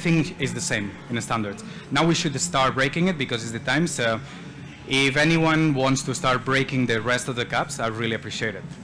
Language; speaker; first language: English; non-native, fluent; Spanish